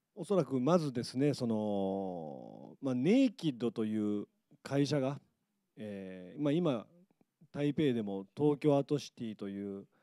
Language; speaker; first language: Japanese; native; Japanese